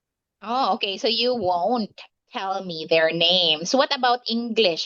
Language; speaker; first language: English; non-native, local second language; Filipino